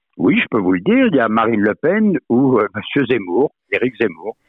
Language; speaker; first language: French; native; French